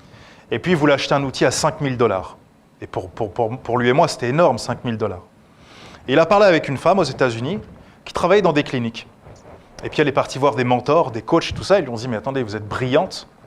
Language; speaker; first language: French; native; French